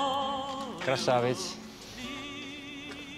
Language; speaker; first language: Russian; non-native, fluent; Dutch